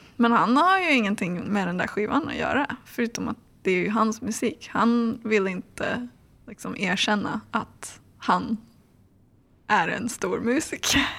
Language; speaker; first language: Swedish; early bilingual, heritage; English